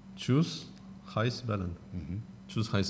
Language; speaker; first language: German; non-native, learner; Spanish